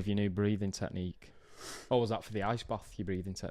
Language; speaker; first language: English; native; English